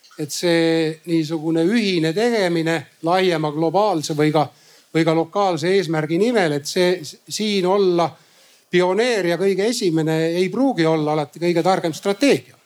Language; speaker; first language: Estonian; native; Estonian